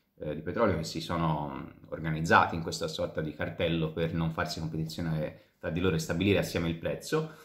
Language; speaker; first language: Italian; native; Italian